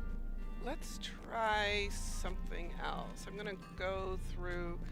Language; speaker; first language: English; native; English